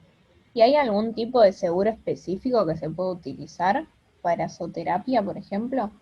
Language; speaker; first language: Spanish; native; Spanish